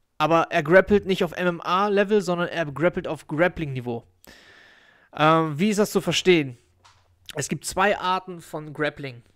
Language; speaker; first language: German; native; German